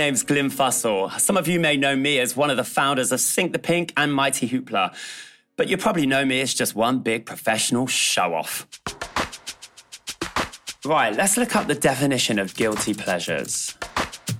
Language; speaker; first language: English; native; English